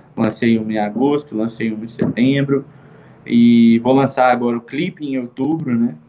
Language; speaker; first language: Portuguese; native; Portuguese